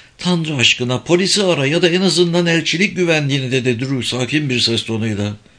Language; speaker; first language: Turkish; native; Turkish